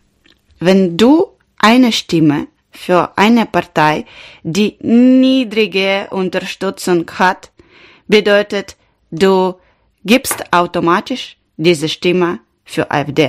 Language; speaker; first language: German; non-native, learner; Ukrainian